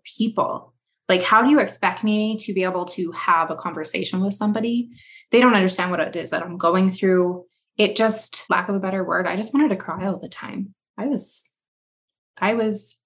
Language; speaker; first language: English; native; English